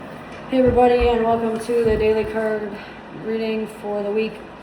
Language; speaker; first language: English; native; English